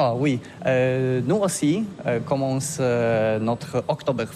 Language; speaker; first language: French; non-native, learner; Polish